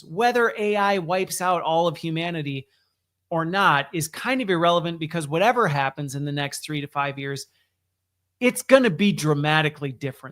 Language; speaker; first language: English; native; English